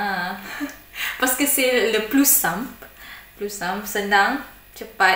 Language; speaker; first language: French; non-native, learner; Malay